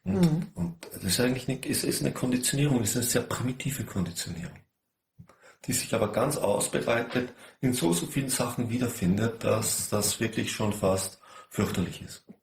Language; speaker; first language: German; native; German